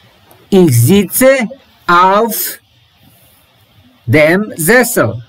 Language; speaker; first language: German; non-native, learner; Serbian